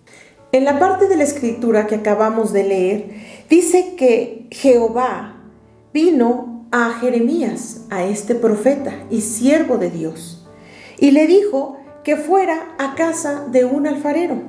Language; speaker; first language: Spanish; native; Spanish